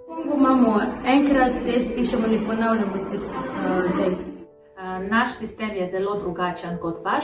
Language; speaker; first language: Slovenian; early bilingual, other home language; Lingala